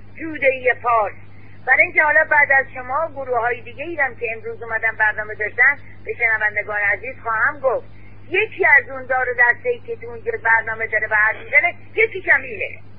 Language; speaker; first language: Persian; native; Persian